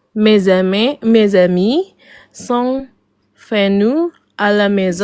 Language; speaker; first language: French; non-native, learner; Arabic